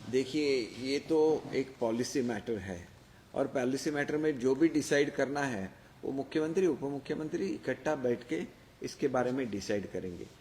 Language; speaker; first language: Hindi; non-native, local second language; Marathi